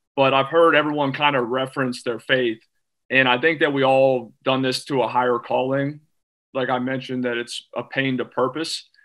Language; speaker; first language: English; native; English